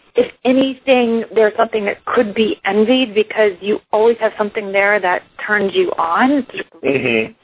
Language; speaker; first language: English; early bilingual, other home language; Icelandic